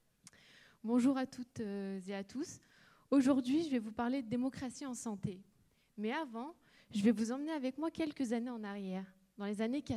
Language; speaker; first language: French; native; French